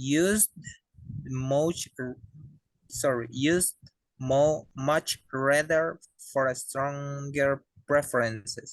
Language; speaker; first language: English; non-native, learner; Spanish